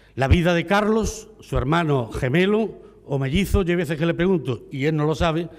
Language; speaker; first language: Spanish; native; Spanish